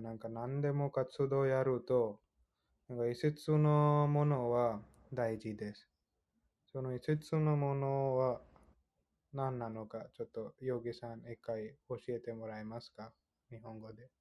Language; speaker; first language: Japanese; non-native, fluent; Hindi